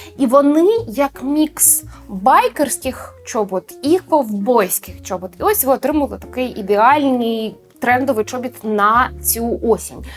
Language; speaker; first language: Ukrainian; native; Ukrainian